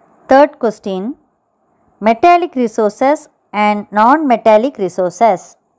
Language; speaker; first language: English; non-native, local second language; Tamil